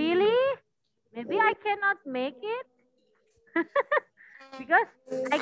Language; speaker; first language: English; non-native, learner; Indonesian